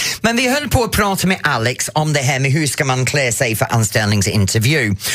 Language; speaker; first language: Swedish; non-native, fluent; English